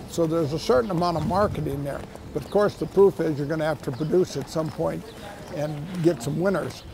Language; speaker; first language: English; native; English